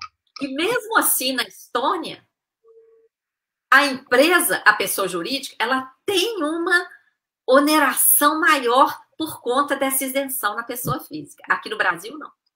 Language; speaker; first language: Portuguese; native; Portuguese